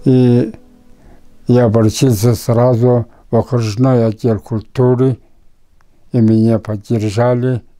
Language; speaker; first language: Russian; non-native, local second language; Buriat